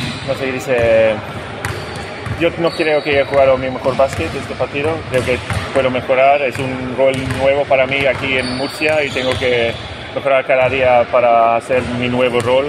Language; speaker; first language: Spanish; non-native, fluent; Swedish